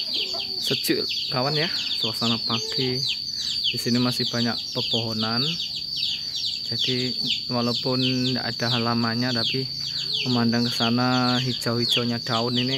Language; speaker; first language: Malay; non-native, local second language; Javanese